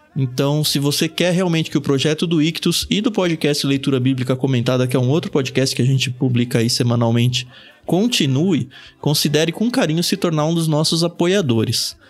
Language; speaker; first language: Portuguese; native; Portuguese